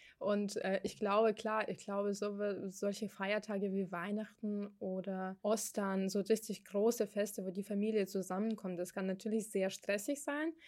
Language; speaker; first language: German; non-native, fluent; Ukrainian